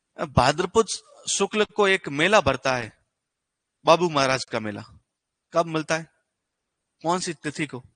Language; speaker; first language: Hindi; native; Hindi